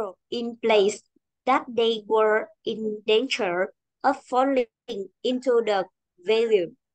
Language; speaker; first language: English; non-native, learner; Vietnamese